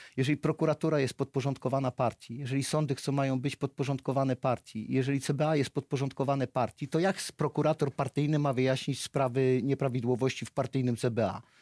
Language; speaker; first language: Polish; native; Polish